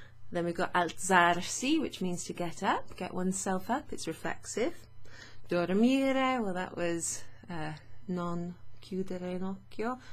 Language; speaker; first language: English; native; English